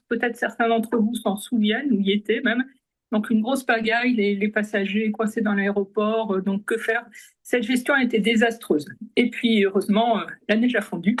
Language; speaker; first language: French; native; French